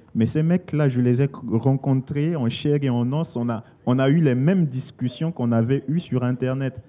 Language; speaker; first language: French; non-native, local second language; Sango